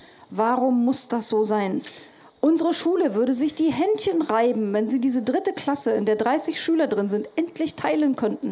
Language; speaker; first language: German; native; German